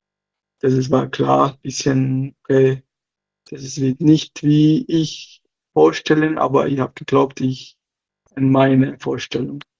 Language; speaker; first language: German; non-native, learner; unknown